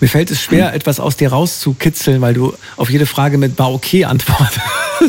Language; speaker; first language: German; native; German